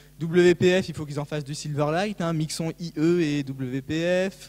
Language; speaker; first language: French; native; French